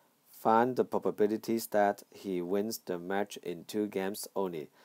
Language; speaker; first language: English; non-native, local second language; Cantonese